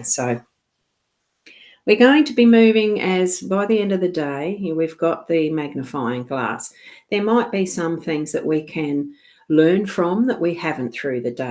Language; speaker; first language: English; native; English